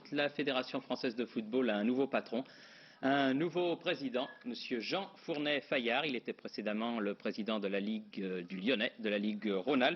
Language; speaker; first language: French; native; French